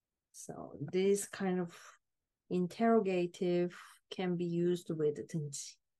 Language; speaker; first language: English; non-native, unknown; Korean